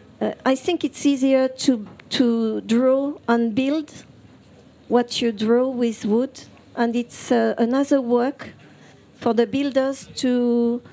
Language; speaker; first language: English; non-native, fluent; French